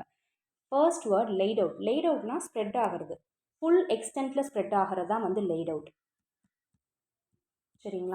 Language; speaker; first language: Tamil; native; Tamil